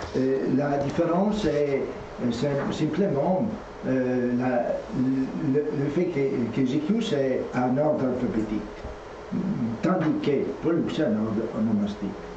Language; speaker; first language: French; non-native, learner; Italian